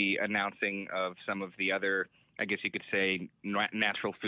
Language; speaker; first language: English; native; English